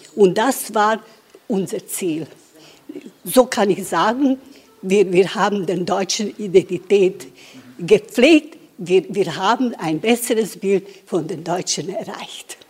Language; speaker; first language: German; non-native, local second language; Serbian